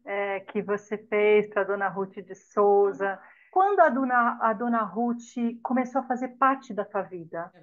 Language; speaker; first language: Portuguese; native; Portuguese